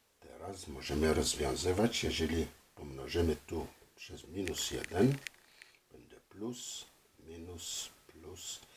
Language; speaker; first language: Polish; non-native, fluent; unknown